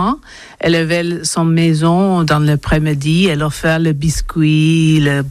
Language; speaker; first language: French; non-native, learner; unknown